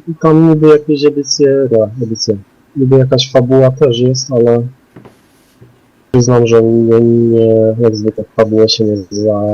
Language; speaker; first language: Polish; native; Polish